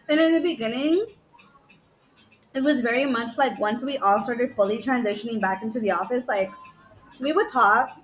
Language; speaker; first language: English; early bilingual, other home language; Spanish